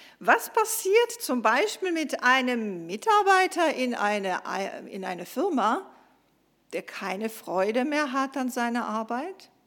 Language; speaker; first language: German; non-native, fluent; Croatian